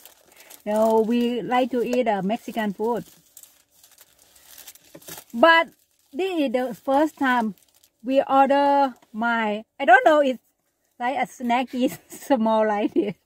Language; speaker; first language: English; non-native, learner; Thai